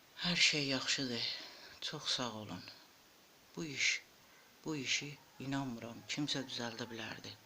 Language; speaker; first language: Azerbaijani; native; Azerbaijani